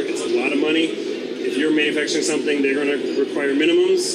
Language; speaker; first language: English; native; English